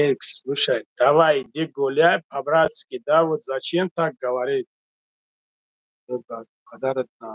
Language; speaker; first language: Russian; non-native, local second language; Tajik